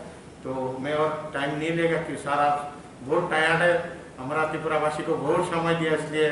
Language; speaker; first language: Hindi; non-native, local second language; Bangla